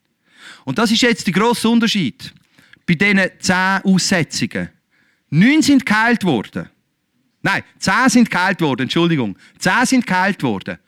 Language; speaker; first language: German; native; German